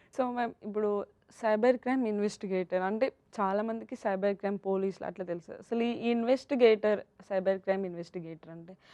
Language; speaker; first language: Telugu; native; Telugu